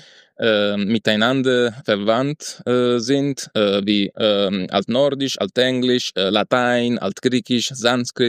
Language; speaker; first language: German; non-native, fluent; Italian